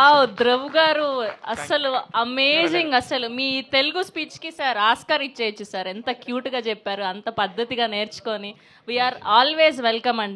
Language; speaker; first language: Telugu; native; Telugu